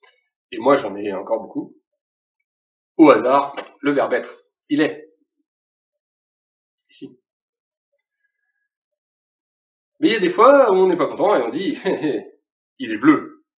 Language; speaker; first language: French; native; French